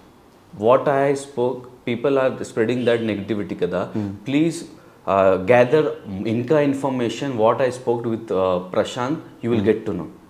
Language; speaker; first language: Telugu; non-native, local second language; Hindi